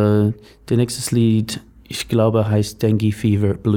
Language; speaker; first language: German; non-native, learner; English